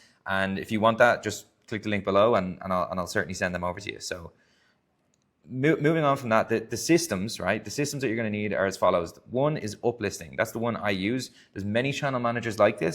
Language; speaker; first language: English; native; English